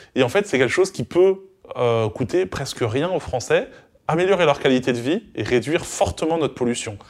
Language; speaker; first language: French; native; French